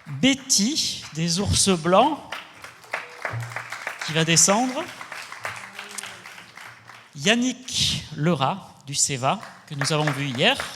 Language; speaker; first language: French; native; French